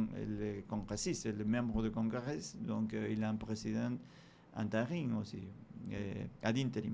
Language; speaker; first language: French; non-native, fluent; Spanish